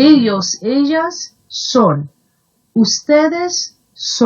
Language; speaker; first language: Spanish; non-native, fluent; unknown